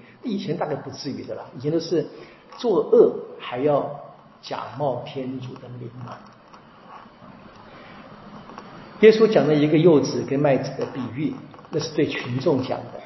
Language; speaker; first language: Chinese; native; Chinese